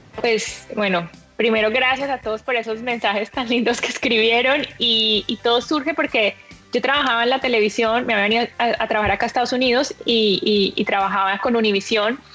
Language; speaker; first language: Spanish; native; Spanish